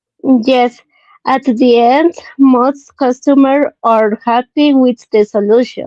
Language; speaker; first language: English; non-native, learner; Spanish